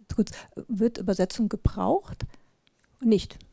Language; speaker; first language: German; native; German